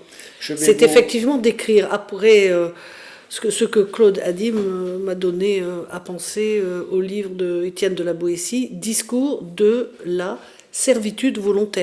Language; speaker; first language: French; native; French